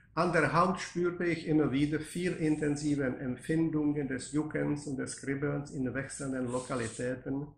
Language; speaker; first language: German; non-native, fluent; Czech